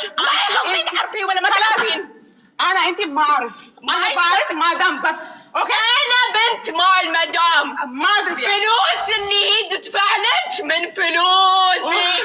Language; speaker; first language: Arabic; non-native, learner; Amharic